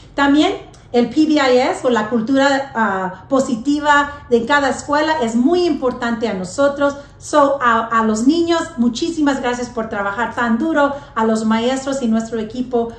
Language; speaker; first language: Spanish; early bilingual, heritage; English